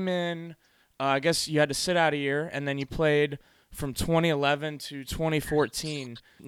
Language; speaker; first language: English; native; English